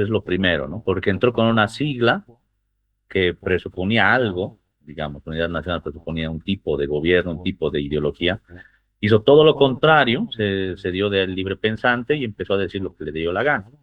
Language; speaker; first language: Spanish; native; Spanish